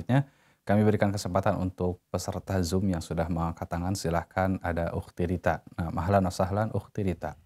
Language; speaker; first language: Indonesian; native; Indonesian